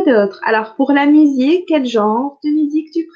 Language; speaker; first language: French; non-native, local second language; Arabic